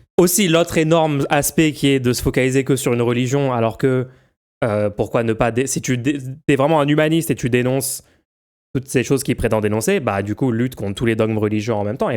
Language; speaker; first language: French; native; French